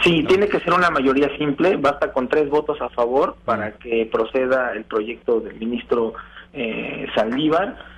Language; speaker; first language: Spanish; native; Spanish